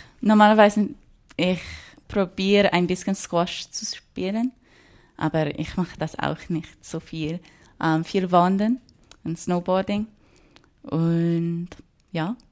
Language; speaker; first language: German; non-native, learner; English